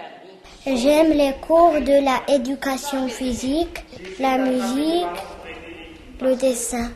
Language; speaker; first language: French; early bilingual, other home language; Arabic